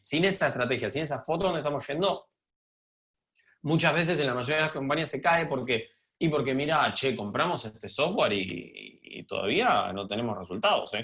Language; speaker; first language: Spanish; native; Spanish